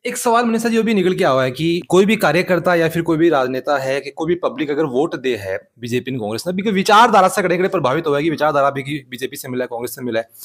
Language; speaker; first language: Hindi; native; Hindi